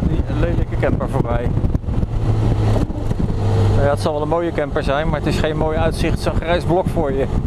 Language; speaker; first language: Dutch; native; Dutch